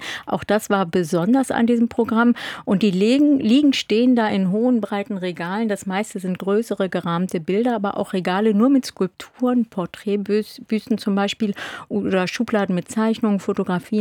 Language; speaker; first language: German; native; German